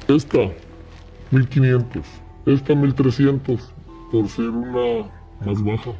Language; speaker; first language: Spanish; native; Spanish